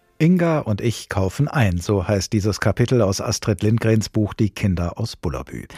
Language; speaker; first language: German; native; German